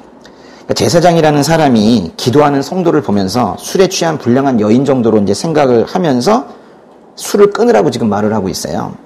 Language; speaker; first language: Korean; native; Korean